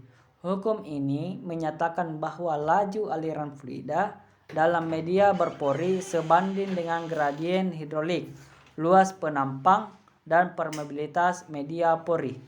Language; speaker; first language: Indonesian; native; Indonesian